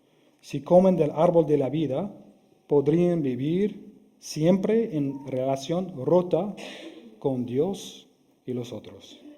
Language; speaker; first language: Spanish; non-native, fluent; English